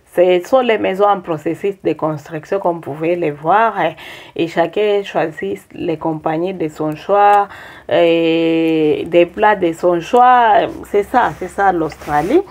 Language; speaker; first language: French; non-native, local second language; Swahili